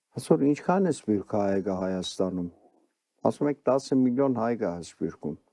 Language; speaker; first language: Armenian; early bilingual, heritage; Armenian